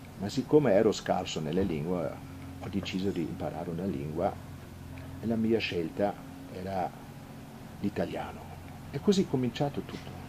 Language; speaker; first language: Italian; non-native, fluent; German